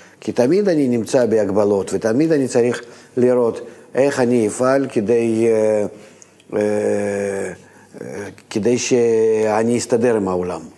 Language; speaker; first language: Hebrew; native; Hebrew